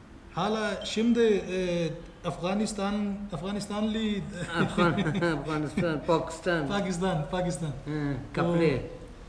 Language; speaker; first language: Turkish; non-native, learner; Urdu